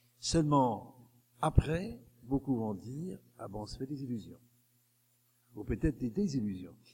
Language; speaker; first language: French; non-native, fluent; English